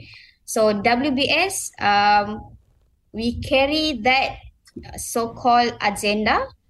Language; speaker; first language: English; non-native, local second language; Malay